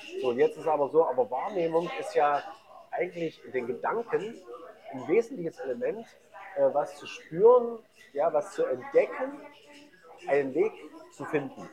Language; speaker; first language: German; native; German